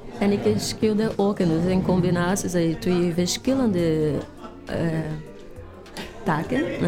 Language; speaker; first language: Dutch; non-native, learner; Portuguese